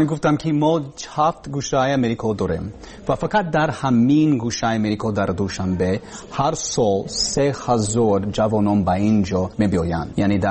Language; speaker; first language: Persian; non-native, learner; English